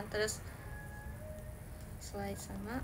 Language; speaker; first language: Indonesian; early bilingual, heritage; Indonesian